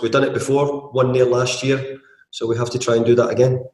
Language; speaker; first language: English; native; English